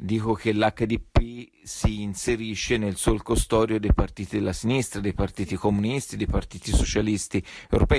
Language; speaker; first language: Italian; native; Italian